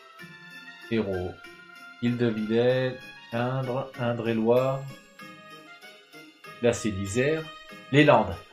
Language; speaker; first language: French; native; French